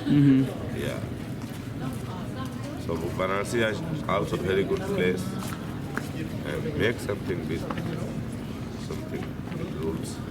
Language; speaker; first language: English; non-native, learner; Hindi